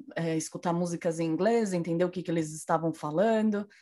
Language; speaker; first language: Portuguese; native; Portuguese